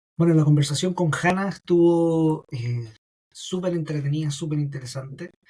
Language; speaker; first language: Spanish; native; Spanish